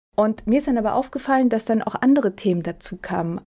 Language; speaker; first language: German; early bilingual, other home language; Spanish